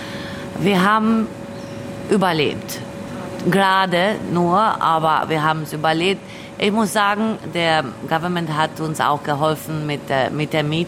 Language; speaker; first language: German; early bilingual, other home language; Albanian